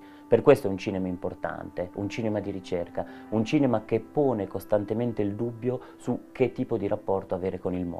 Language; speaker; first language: Italian; native; Italian